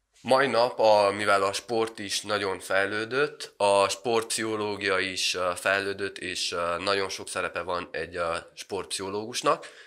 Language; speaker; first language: Hungarian; non-native, local second language; Romanian